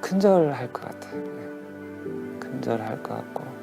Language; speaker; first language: Korean; native; Korean